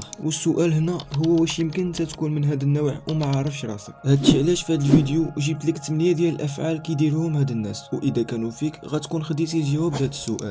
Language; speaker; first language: Arabic; native; Arabic